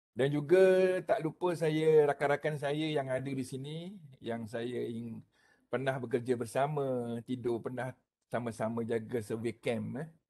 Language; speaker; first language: Malay; native; Malay